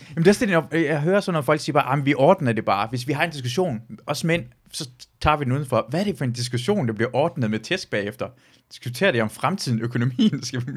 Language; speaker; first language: Danish; early bilingual, other home language; Persian